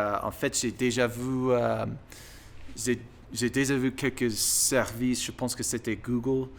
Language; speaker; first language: French; non-native, learner; English